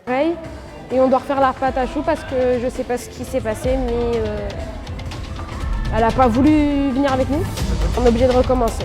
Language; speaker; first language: French; native; French